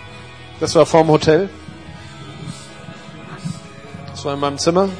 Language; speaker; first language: German; native; German